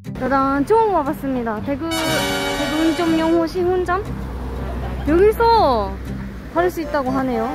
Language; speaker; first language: Korean; non-native, fluent; Japanese